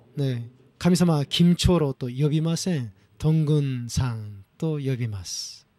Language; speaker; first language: Japanese; non-native, fluent; Korean